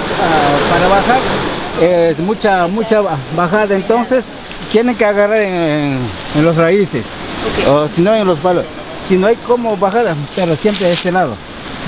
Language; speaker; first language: Spanish; non-native, local second language; Quechua